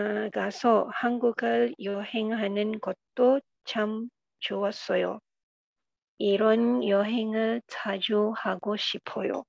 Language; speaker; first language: Korean; non-native, learner; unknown